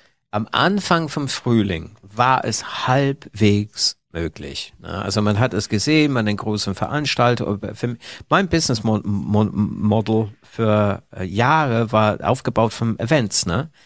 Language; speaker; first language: German; non-native, fluent; English